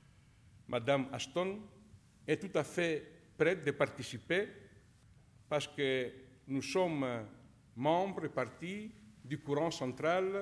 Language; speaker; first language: French; non-native, fluent; Greek